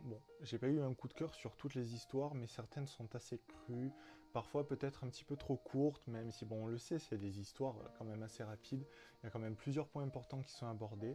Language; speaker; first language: French; native; French